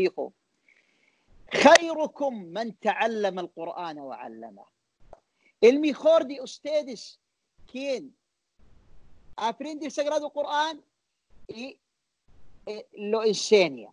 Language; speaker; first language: Spanish; non-native, learner; Arabic